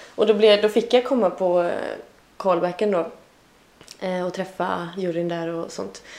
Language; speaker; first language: Swedish; native; Swedish